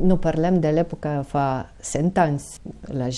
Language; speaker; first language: Catalan; non-native, fluent; Ukrainian